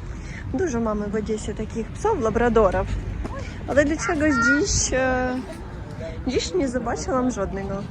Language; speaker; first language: Polish; non-native, learner; Russian